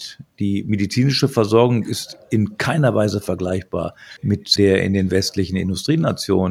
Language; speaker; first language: German; native; German